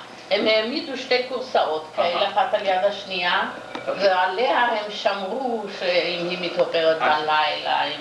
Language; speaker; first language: Hebrew; non-native, fluent; Yiddish